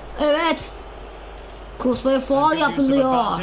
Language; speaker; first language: Turkish; non-native, learner; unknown